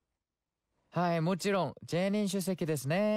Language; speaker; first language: Japanese; non-native, learner; Korean